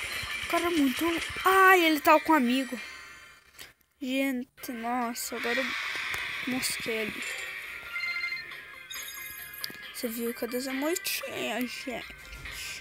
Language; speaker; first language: Portuguese; native; Portuguese